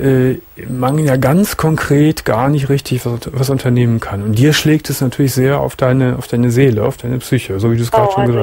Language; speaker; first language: German; native; German